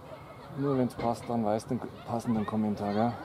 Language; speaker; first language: German; native; German